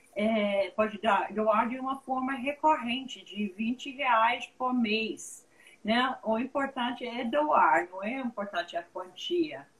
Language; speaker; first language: Portuguese; non-native, fluent; English